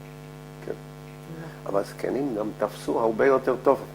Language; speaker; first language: Hebrew; non-native, fluent; Dutch